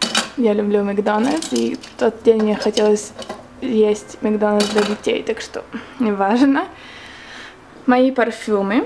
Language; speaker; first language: Russian; early bilingual, heritage; Russian